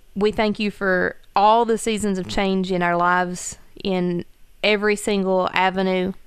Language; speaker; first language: English; native; English